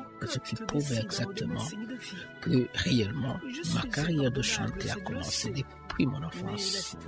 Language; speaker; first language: French; non-native, local second language; Rundi